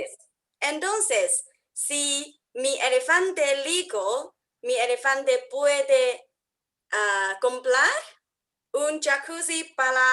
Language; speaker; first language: Spanish; non-native, learner; English